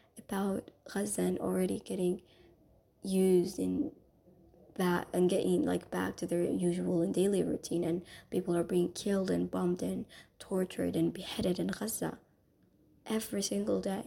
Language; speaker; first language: English; non-native, fluent; Somali